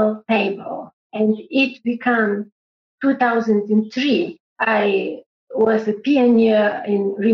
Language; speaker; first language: English; non-native, fluent; Bulgarian